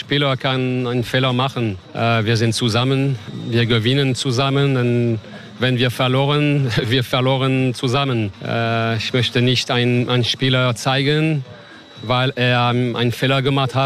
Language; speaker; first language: German; non-native, learner; French